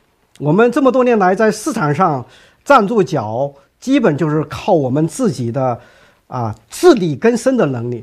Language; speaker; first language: Chinese; native; Chinese